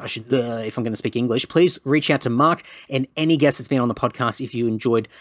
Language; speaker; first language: English; native; English